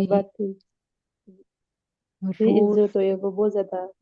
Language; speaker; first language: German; non-native, learner; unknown